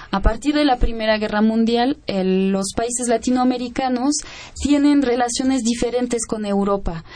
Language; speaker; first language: Spanish; non-native, fluent; French